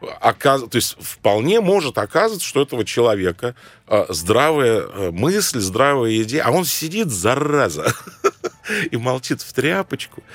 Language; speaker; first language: Russian; non-native, fluent; Arabic